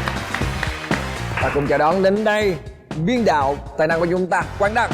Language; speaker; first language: Vietnamese; native; Vietnamese